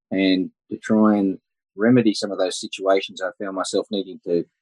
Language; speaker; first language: English; native; English